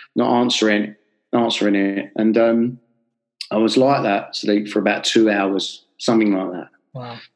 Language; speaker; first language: English; native; English